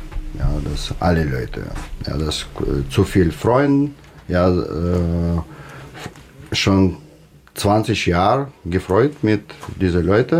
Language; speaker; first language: German; non-native, learner; Russian